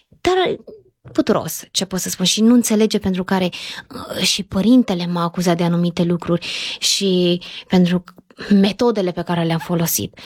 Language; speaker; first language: Romanian; native; Romanian